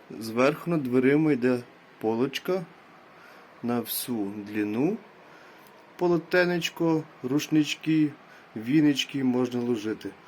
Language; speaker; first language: Ukrainian; native; Ukrainian